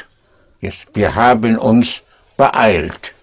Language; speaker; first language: German; non-native, fluent; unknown